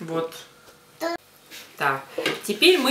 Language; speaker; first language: Russian; native; Russian